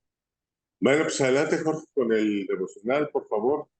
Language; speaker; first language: Spanish; native; Spanish